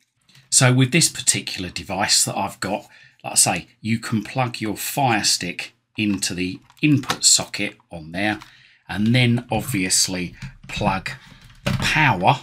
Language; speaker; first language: English; native; English